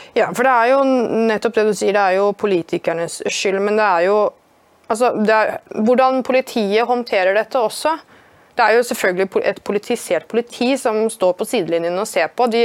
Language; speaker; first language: Norwegian; native; Norwegian